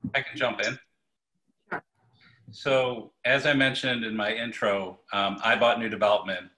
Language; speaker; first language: English; native; English